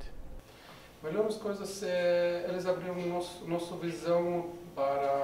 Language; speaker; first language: Portuguese; non-native, learner; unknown